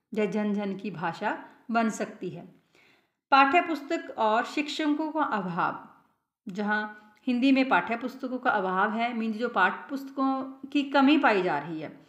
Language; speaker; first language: Hindi; non-native, local second language; Punjabi